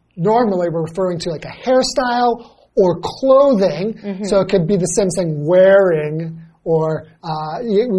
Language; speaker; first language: English; native; English